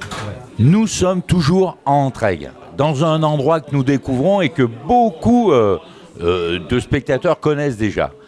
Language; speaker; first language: French; native; French